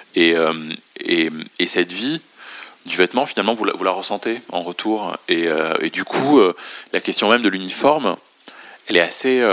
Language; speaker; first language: French; non-native, local second language; Arabic